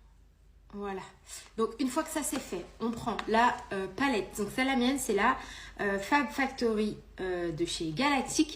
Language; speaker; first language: French; native; French